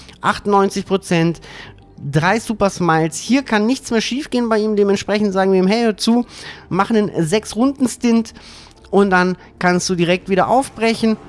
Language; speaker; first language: German; native; German